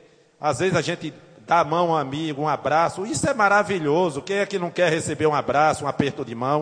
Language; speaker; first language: Portuguese; native; Portuguese